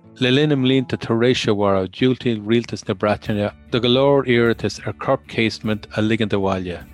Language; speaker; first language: Irish; non-native, local second language; English